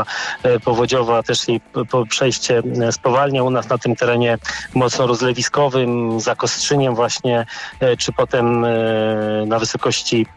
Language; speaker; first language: Polish; native; Polish